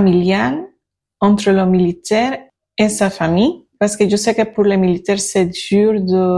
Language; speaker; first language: French; non-native, learner; Spanish